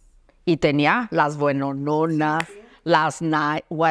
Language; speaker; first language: Spanish; early bilingual, other home language; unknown